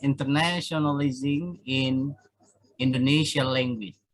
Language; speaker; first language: English; non-native, fluent; Indonesian